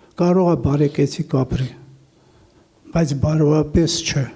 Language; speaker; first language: Armenian; non-native, local second language; Kurdish